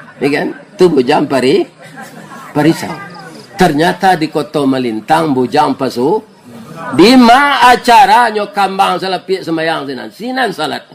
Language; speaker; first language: Malay; non-native, local second language; Minangkabau